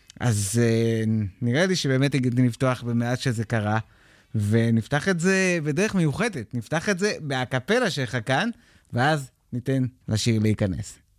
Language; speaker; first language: Hebrew; native; Hebrew